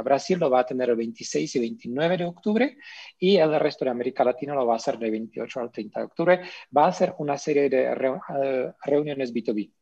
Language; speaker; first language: Spanish; native; Spanish